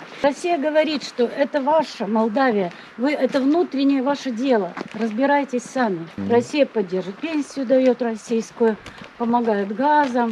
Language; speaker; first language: Russian; native; Russian